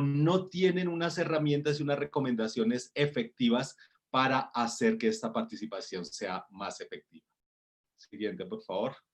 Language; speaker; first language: Spanish; native; Spanish